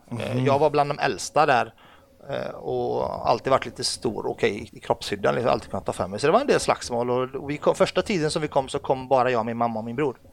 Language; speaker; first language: Swedish; early bilingual, other home language; Arabic